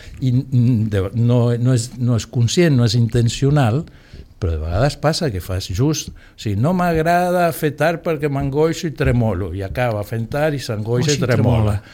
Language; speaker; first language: Catalan; non-native, local second language; Spanish